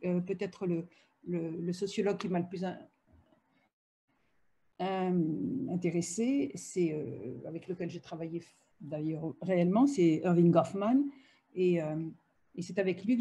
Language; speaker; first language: French; native; French